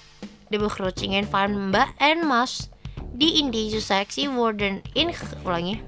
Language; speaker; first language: Dutch; non-native, fluent; Indonesian